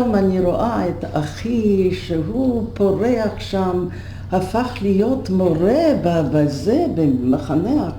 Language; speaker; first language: Hebrew; non-native, fluent; Polish